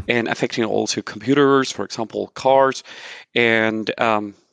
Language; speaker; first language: English; non-native, fluent; Spanish